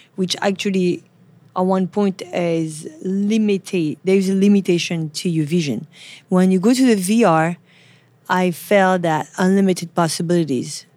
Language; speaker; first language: English; non-native, fluent; French